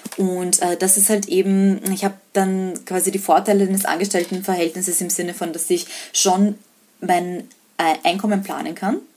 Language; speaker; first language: German; early bilingual, other home language; Serbian